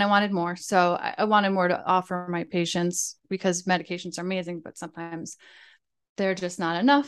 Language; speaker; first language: English; native; English